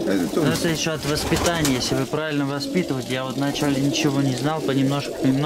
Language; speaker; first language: Russian; native; Russian